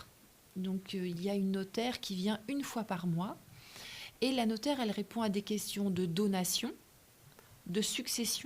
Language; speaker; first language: French; native; French